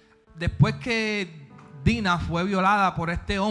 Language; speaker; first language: Spanish; early bilingual, heritage; Spanish